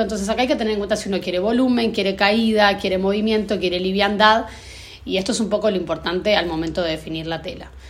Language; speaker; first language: Spanish; native; Spanish